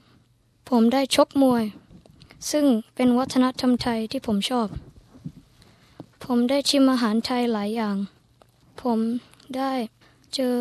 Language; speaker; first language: Thai; early bilingual, heritage; Thai